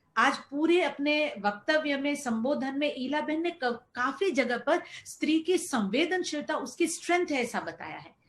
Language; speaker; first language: Hindi; non-native, local second language; Gujarati